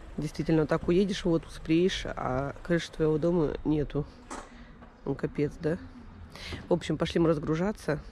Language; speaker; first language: Russian; native; Russian